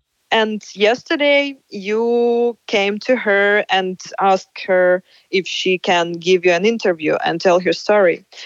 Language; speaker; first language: English; non-native, fluent; Ukrainian